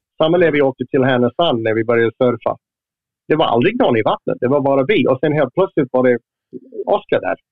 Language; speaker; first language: Swedish; non-native, fluent; English